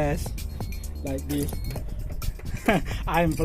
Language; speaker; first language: English; non-native, learner; Indonesian